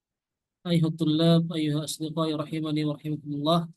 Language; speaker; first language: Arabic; non-native, fluent; Indonesian